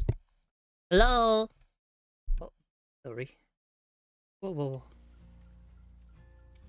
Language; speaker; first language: English; non-native, learner; Japanese